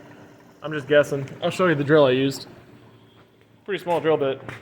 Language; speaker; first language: English; native; English